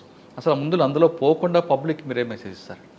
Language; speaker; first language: Telugu; native; Telugu